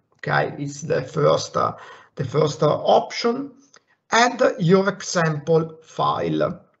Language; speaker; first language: English; non-native, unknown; Italian